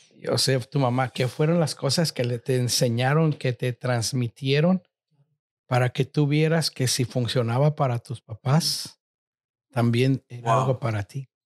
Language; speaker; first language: Spanish; early bilingual, heritage; Spanish